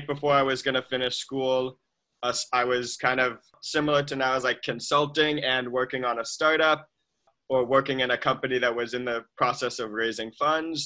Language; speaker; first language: English; native; English